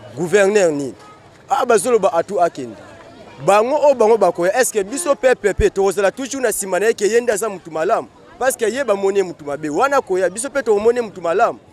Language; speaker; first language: Lingala; non-native, local second language; Kongo